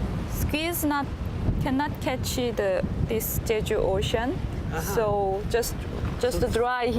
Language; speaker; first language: English; non-native, learner; Korean